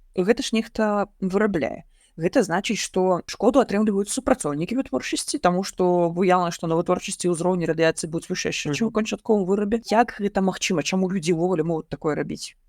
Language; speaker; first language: Belarusian; non-native, local second language; Russian